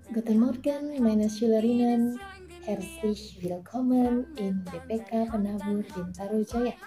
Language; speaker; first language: German; non-native, fluent; Indonesian